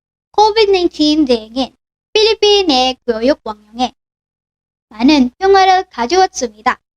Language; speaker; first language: Korean; non-native, learner; Filipino